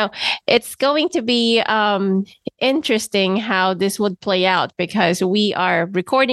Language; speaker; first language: English; non-native, local second language; Filipino